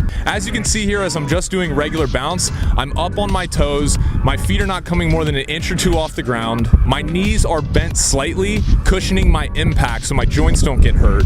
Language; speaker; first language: English; native; English